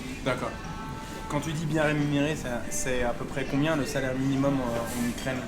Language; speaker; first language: French; native; French